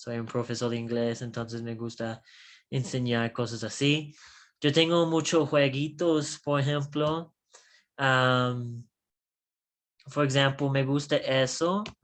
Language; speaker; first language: Spanish; non-native, learner; English